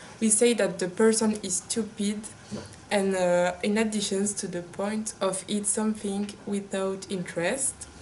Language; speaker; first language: English; non-native, learner; French